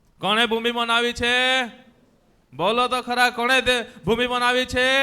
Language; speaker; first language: Gujarati; non-native, local second language; Gamit